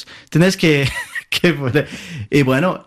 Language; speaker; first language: Spanish; non-native, fluent; French